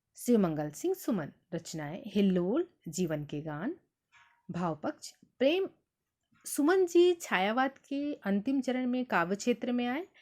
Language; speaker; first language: Hindi; native; Hindi